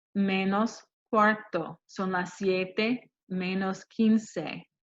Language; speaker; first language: Spanish; non-native, fluent; English